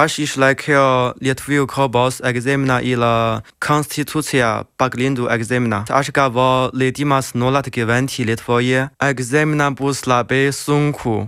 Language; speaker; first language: Lithuanian; non-native, learner; Chinese